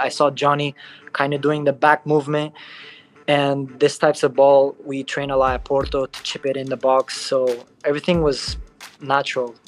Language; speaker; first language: English; non-native, fluent; Portuguese